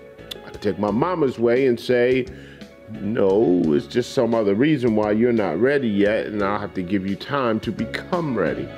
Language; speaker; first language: English; native; English